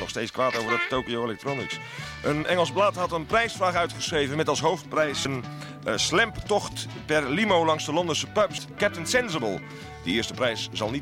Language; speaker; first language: Dutch; native; Dutch